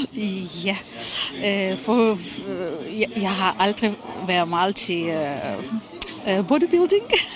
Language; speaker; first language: Danish; non-native, fluent; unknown